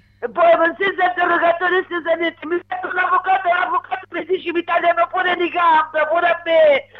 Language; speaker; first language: Italian; non-native, learner; Arabic